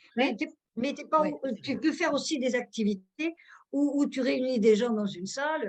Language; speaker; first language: French; native; French